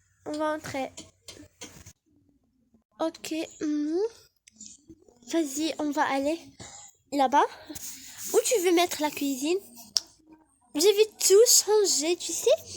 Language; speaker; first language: French; non-native, learner; Arabic